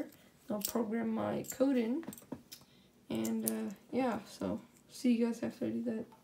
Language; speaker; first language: English; native; English